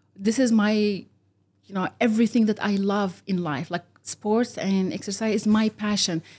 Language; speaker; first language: English; early bilingual, other home language; Arabic